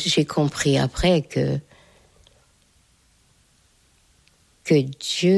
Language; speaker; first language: French; non-native, fluent; Hungarian